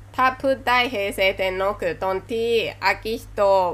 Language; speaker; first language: Thai; non-native, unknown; Japanese